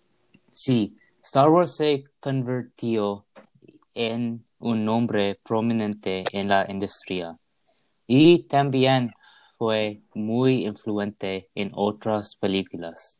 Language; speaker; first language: Spanish; non-native, learner; English